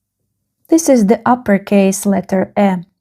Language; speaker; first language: English; non-native, fluent; Russian